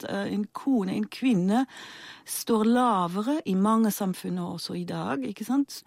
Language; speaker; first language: Norwegian; non-native, fluent; German